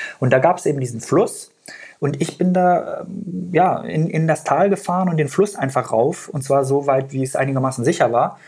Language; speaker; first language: German; early bilingual, other home language; Persian